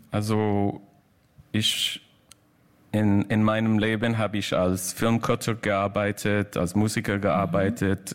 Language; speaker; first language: German; non-native, learner; English